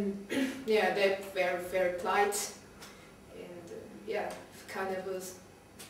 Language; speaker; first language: English; non-native, learner; Chinese